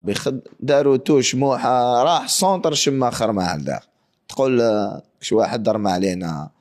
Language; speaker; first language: Arabic; native; Arabic